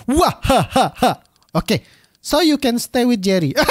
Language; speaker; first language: English; non-native, learner; Indonesian